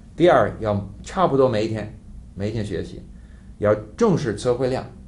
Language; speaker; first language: Chinese; non-native, fluent; English